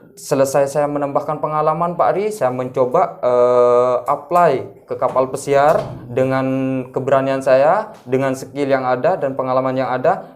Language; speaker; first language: Indonesian; non-native, local second language; Madurese